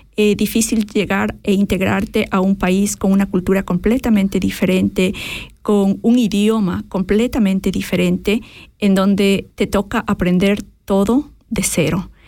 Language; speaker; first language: Spanish; native; Spanish